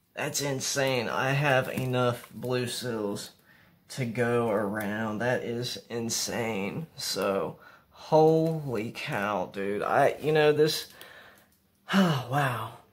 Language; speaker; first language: English; native; English